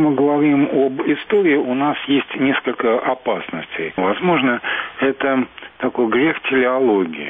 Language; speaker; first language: Russian; native; Russian